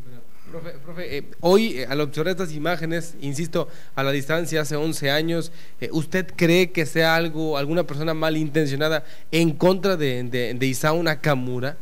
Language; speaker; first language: Spanish; native; Spanish